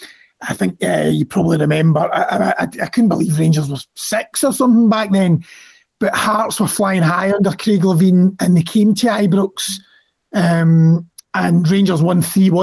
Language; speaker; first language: English; native; English